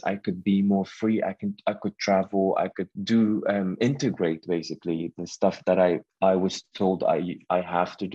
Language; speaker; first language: English; non-native, fluent; Arabic